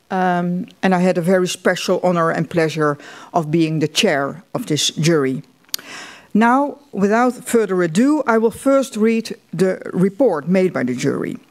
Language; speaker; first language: English; non-native, fluent; Dutch